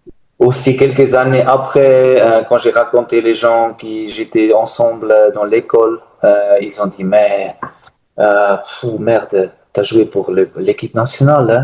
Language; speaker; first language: French; non-native, learner; German